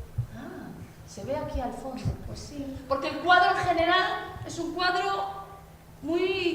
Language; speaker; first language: Spanish; native; Spanish